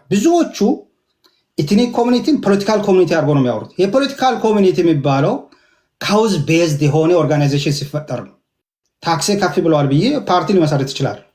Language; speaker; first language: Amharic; non-native, local second language; Hadiyya